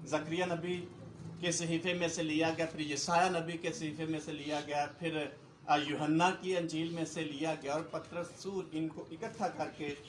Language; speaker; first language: Urdu; non-native, local second language; Punjabi